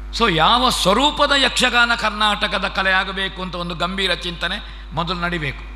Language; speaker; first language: Kannada; native; Kannada